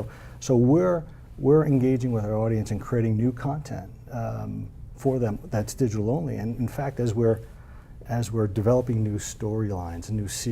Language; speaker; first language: English; native; English